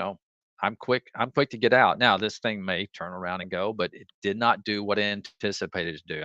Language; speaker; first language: English; native; English